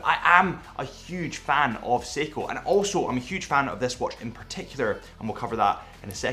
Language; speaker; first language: English; native; English